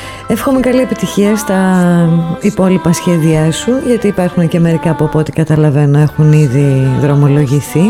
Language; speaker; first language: Greek; native; Greek